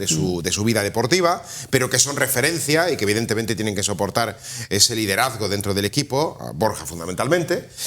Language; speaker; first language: Spanish; native; Spanish